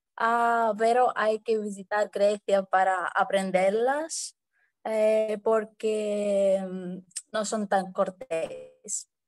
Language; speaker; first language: Spanish; non-native, fluent; Greek